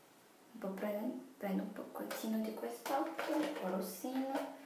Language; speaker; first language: Italian; non-native, fluent; Portuguese